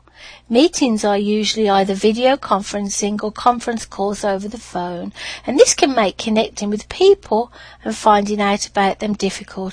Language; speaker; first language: English; native; English